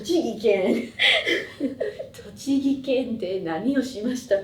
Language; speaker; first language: Japanese; non-native, learner; English